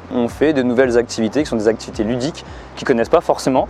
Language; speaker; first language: French; native; French